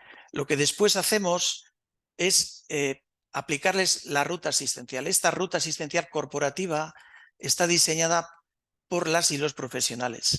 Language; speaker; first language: Spanish; native; Spanish